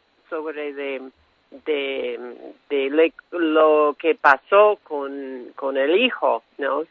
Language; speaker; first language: Spanish; non-native, fluent; English